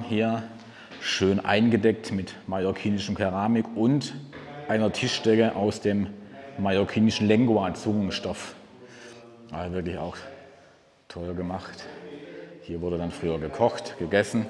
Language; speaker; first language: German; native; German